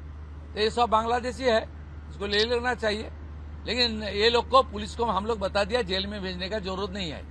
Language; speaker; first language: Hindi; non-native, local second language; Bangla